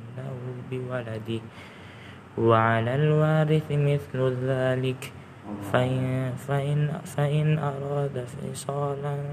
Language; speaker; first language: Arabic; non-native, learner; Indonesian